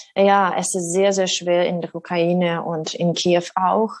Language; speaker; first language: German; non-native, learner; Ukrainian